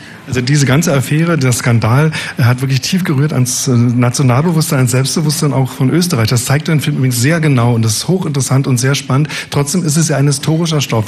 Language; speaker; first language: German; native; German